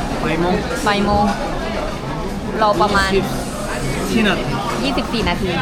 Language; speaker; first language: Thai; native; Thai